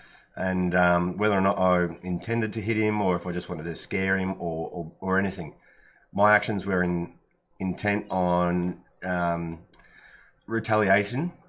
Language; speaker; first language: English; native; English